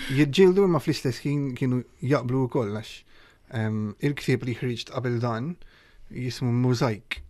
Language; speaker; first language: Maltese; early bilingual, heritage; Maltese